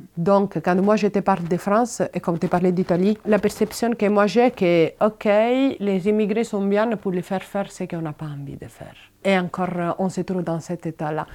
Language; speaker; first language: French; non-native, fluent; Italian